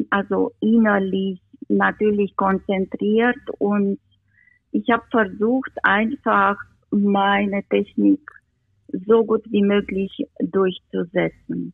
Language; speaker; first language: German; non-native, fluent; Romanian